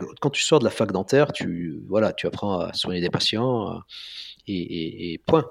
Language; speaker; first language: French; non-native, local second language; Arabic